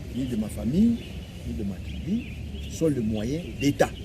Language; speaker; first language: French; non-native, local second language; Swahili